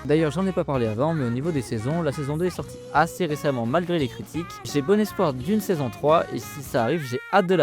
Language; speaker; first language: French; native; French